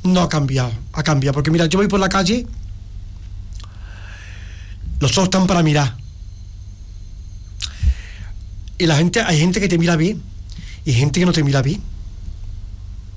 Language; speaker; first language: Spanish; native; Spanish